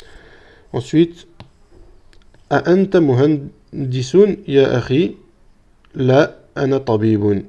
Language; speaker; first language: Arabic; non-native, fluent; French